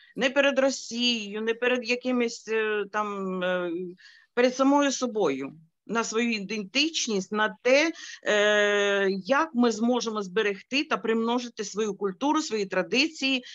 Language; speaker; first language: Ukrainian; non-native, local second language; Bulgarian